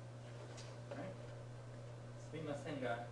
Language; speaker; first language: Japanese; non-native, learner; English